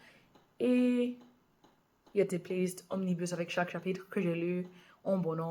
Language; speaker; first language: French; non-native, fluent; English